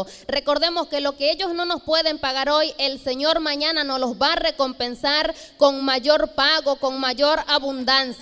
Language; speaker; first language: Spanish; native; Spanish